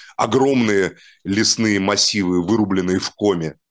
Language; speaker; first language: Russian; native; Russian